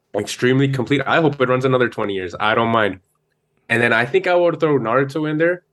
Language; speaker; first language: English; native; English